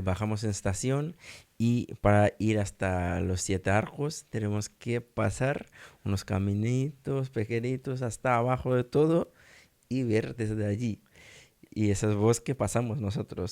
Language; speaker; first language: Spanish; non-native, learner; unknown